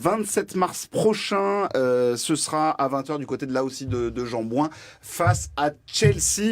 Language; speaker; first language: French; native; French